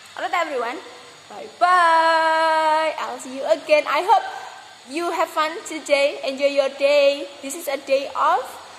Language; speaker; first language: English; non-native, fluent; Indonesian